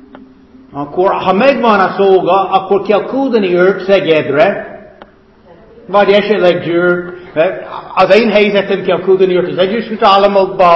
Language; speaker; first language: Hungarian; non-native, fluent; English